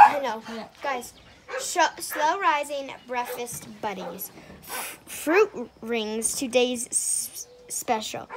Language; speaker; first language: English; native; English